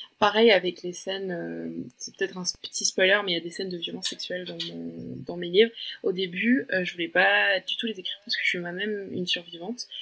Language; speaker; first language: French; early bilingual, other home language; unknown